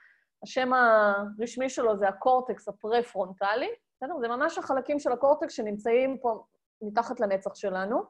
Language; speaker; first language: Hebrew; native; Hebrew